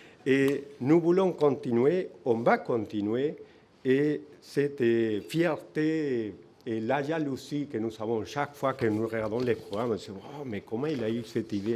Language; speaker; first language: French; non-native, fluent; Spanish